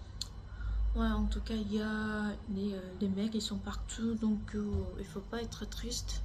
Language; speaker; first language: French; non-native, learner; Korean